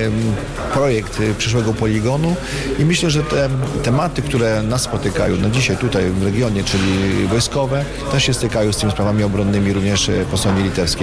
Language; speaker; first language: Polish; native; Polish